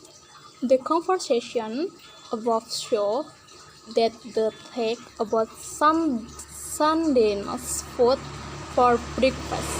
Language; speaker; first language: English; non-native, learner; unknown